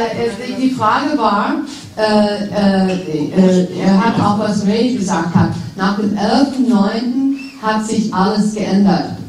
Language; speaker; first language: German; non-native, fluent; English